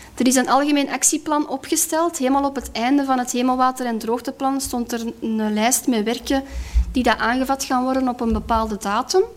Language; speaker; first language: Dutch; native; Dutch